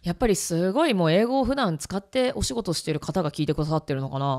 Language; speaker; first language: Japanese; native; Japanese